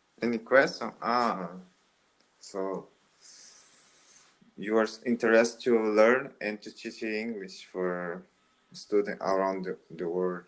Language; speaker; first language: English; non-native, learner; Portuguese